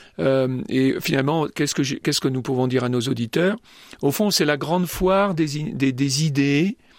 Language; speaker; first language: French; native; French